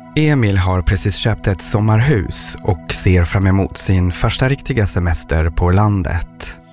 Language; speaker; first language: Swedish; non-native, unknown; French